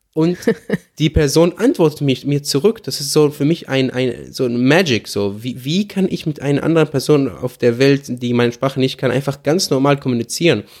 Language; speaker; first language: German; non-native, fluent; Arabic